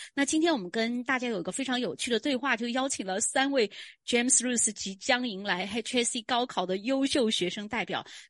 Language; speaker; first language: Chinese; native; Chinese